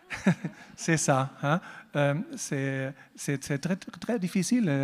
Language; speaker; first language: French; non-native, learner; German